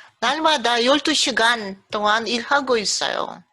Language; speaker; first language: Korean; early bilingual, heritage; Russian